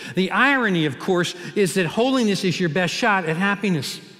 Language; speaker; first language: English; native; English